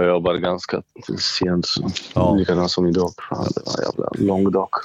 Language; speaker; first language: Swedish; non-native, fluent; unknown